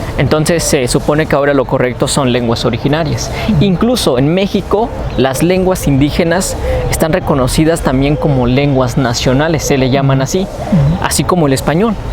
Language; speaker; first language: Spanish; non-native, local second language; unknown